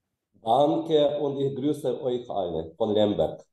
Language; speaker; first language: German; non-native, fluent; Ukrainian